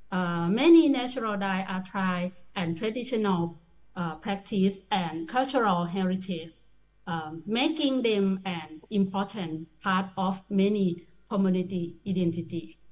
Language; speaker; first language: English; non-native, learner; Thai